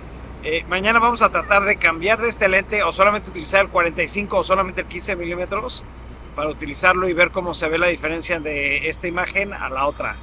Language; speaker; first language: Spanish; native; Spanish